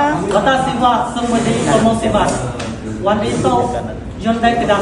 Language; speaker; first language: Japanese; non-native, learner; Khmer